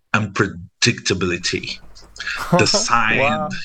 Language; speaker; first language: English; non-native, fluent; Portuguese